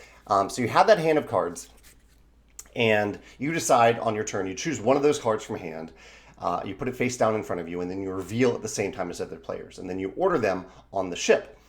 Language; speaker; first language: English; native; English